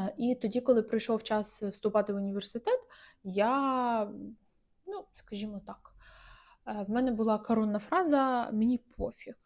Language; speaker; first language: Ukrainian; native; Ukrainian